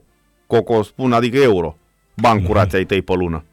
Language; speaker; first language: Romanian; native; Romanian